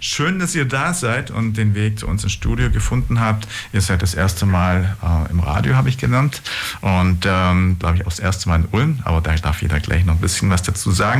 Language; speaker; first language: German; native; German